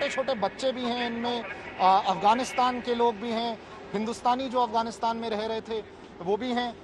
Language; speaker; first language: Hindi; native; Hindi